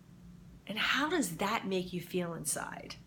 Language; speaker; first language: English; native; English